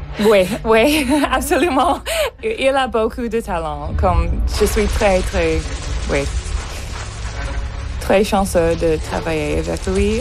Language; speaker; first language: French; non-native, local second language; English